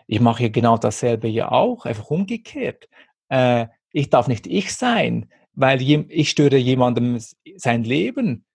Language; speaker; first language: German; early bilingual, other home language; Greek